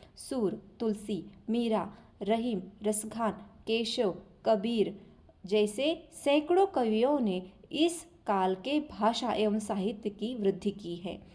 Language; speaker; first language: Hindi; non-native, local second language; Marathi